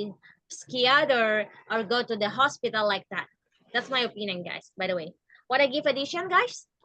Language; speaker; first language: English; non-native, learner; Indonesian